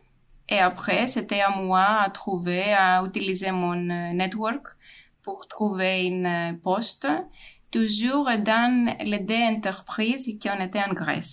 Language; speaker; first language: French; non-native, fluent; Greek